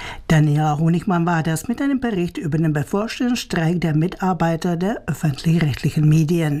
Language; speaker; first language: German; native; German